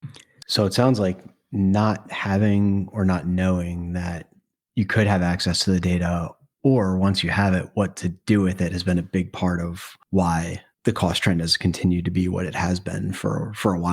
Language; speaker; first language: English; native; English